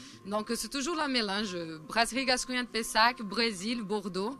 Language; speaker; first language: French; non-native, fluent; Portuguese